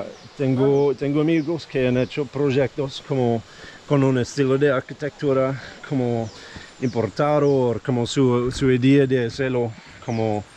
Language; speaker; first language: Spanish; non-native, fluent; English